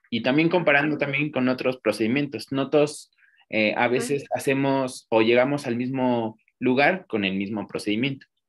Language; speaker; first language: Spanish; native; Spanish